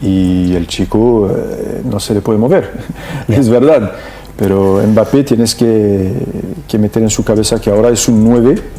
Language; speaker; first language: Spanish; non-native, fluent; French